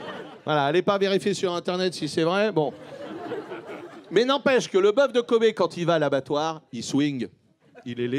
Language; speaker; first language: French; native; French